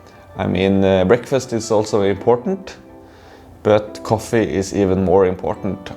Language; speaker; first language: English; non-native, fluent; Norwegian